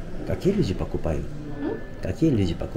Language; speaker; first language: Russian; non-native, learner; Korean